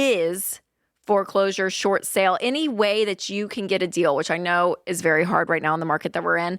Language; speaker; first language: English; native; English